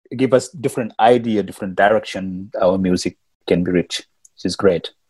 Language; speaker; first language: English; non-native, learner; Wolof